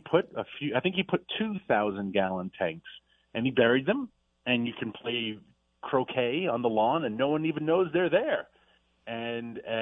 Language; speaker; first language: English; native; English